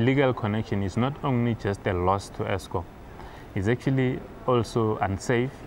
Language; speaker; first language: English; non-native, local second language; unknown